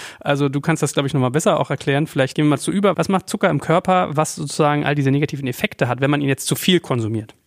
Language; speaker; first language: German; native; German